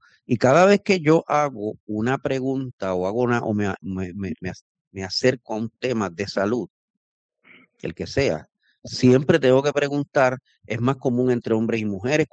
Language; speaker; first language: Spanish; native; Spanish